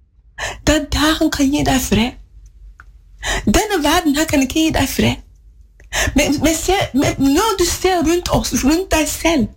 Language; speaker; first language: Swedish; non-native, fluent; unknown